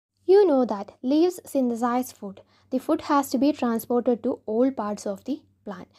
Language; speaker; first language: English; non-native, local second language; Malayalam